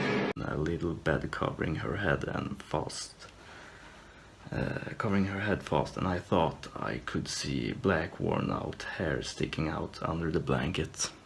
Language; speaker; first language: English; non-native, fluent; Swedish